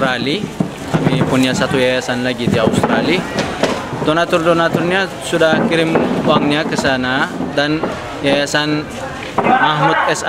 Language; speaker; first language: Indonesian; non-native, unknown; Turkish